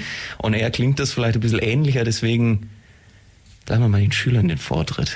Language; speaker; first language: German; native; German